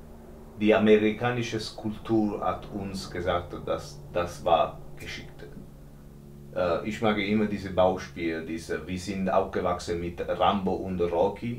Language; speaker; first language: German; non-native, learner; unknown